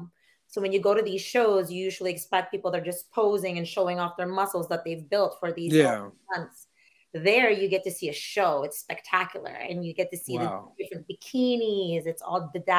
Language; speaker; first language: English; non-native, local second language; Filipino